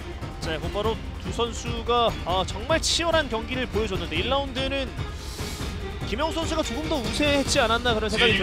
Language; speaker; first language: Korean; native; Korean